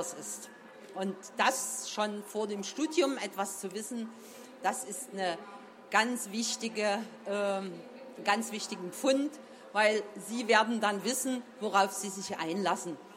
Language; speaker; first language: German; native; German